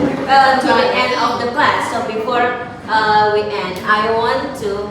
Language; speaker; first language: English; non-native, learner; Indonesian